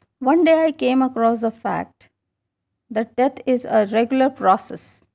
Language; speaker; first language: English; non-native, local second language; Hindi